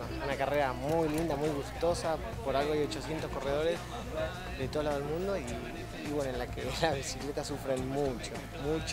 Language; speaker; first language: Spanish; native; Spanish